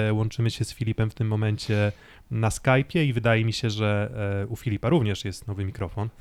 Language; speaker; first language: Polish; native; Polish